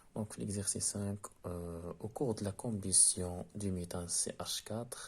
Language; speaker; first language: French; non-native, local second language; Arabic